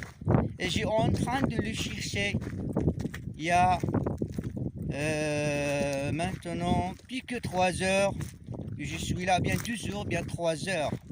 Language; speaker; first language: French; non-native, learner; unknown